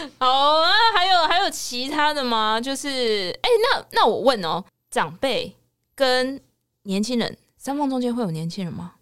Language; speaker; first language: Chinese; native; Chinese